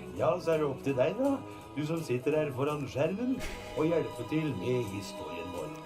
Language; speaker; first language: Norwegian; native; Norwegian